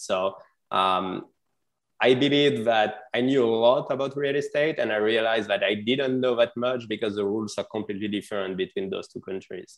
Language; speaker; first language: English; non-native, fluent; French